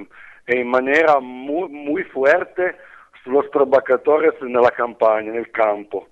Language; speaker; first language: Spanish; non-native, learner; Italian